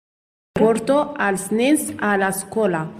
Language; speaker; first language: Catalan; non-native, learner; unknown